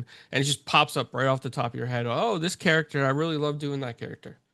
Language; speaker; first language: English; native; English